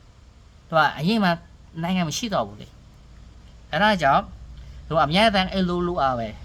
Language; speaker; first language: Burmese; non-native, learner; Khmer